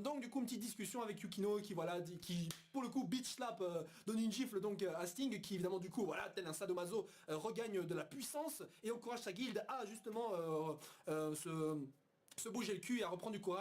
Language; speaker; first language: French; native; French